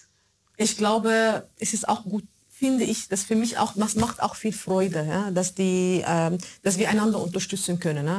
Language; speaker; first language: German; non-native, fluent; Arabic